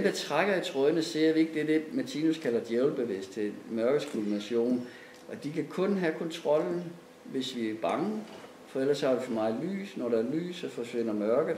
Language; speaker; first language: Danish; native; Danish